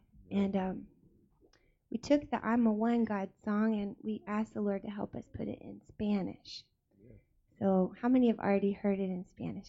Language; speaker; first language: English; early bilingual, other home language; Spanish